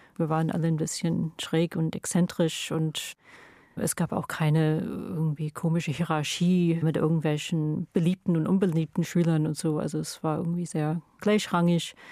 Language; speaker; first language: German; non-native, fluent; English